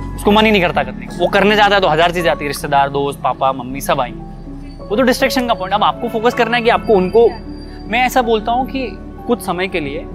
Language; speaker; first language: Hindi; native; Hindi